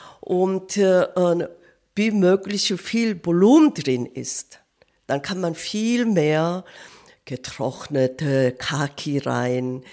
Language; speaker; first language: German; non-native, learner; Korean